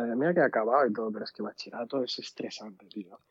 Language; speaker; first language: Spanish; early bilingual, other home language; Arabic